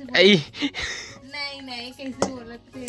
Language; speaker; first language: Hindi; non-native, local second language; Chhattisgarhi